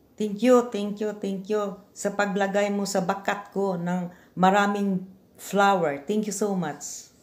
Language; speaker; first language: Filipino; non-native, local second language; Cebuano